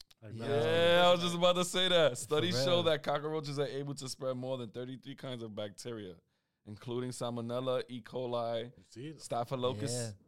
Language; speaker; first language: English; native; English